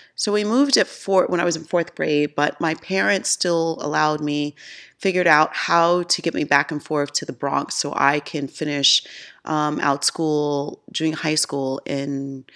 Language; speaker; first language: English; native; English